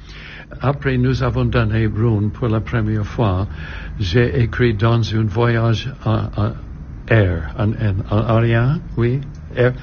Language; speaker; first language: French; non-native, learner; English